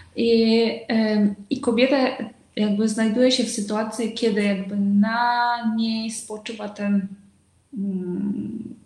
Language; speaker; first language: Polish; non-native, fluent; Uzbek